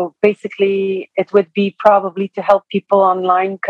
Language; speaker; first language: English; non-native, fluent; French